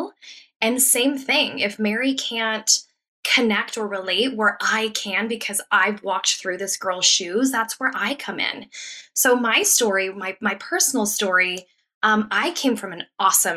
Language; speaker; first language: English; native; English